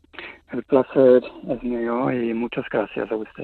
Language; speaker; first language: Spanish; non-native, fluent; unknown